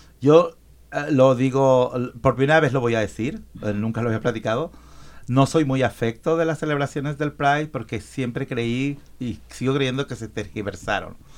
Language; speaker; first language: Spanish; native; Spanish